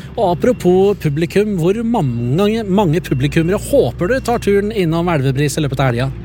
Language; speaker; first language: Norwegian; native; Norwegian